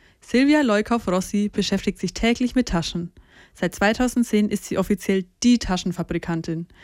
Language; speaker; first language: German; native; German